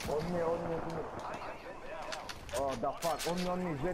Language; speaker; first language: English; non-native, learner; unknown